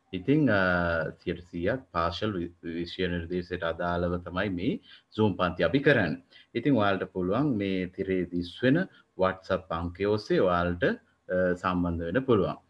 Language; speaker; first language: Sinhala; non-native, local second language; Tamil